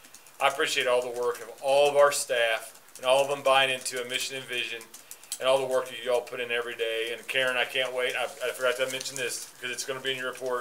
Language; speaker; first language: English; native; English